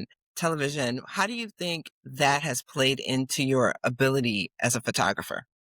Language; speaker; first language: English; native; English